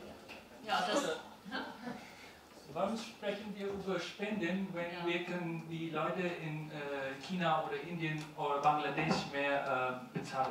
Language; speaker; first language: German; non-native, learner; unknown